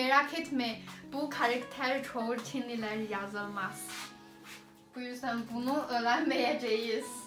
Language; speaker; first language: Turkish; non-native, learner; Chinese